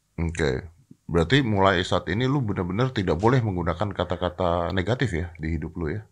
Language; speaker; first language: Indonesian; native; Indonesian